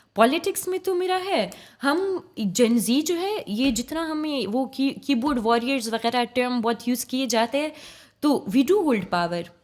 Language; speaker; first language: Urdu; non-native, local second language; Pashto